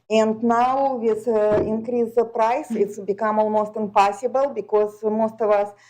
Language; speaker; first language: English; non-native, fluent; Russian